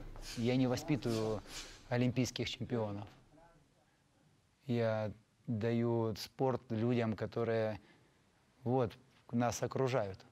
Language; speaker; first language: Russian; native; Russian